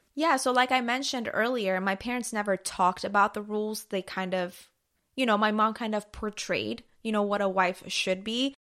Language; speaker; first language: English; early bilingual, other home language; Persian